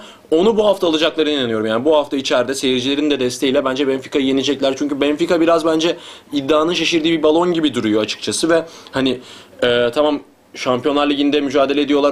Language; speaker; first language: Turkish; native; Turkish